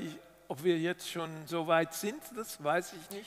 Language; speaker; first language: German; non-native, fluent; Dutch